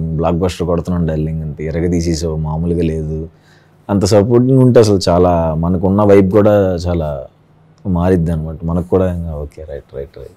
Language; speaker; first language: Telugu; native; Telugu